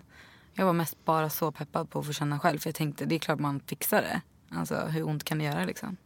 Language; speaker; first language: Swedish; native; Swedish